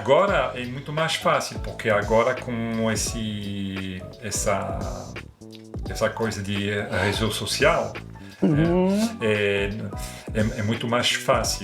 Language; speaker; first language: Portuguese; non-native, fluent; French